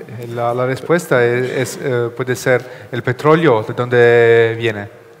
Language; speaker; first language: Spanish; non-native, learner; Italian